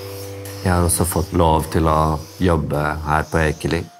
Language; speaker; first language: Norwegian; early bilingual, other home language; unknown